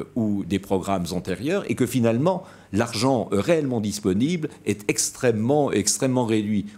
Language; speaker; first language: French; native; French